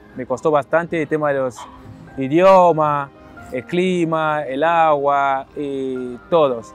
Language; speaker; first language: Spanish; non-native, fluent; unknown